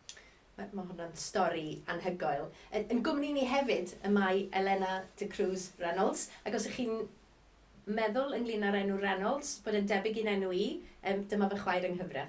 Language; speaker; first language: Welsh; native; Welsh